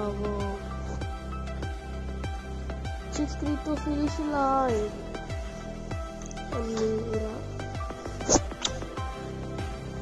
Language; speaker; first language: Italian; early bilingual, other home language; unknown